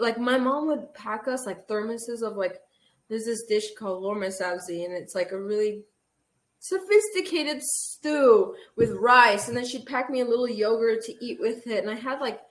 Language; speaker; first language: English; early bilingual, other home language; Armenian